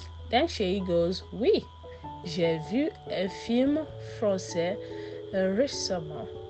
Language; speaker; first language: French; non-native, fluent; Yoruba